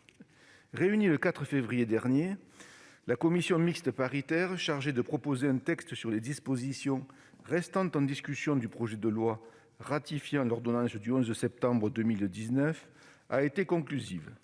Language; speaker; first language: French; native; French